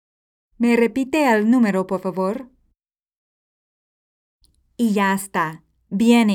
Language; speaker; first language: Spanish; non-native, fluent; English